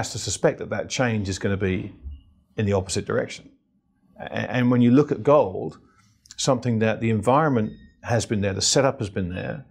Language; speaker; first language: English; native; English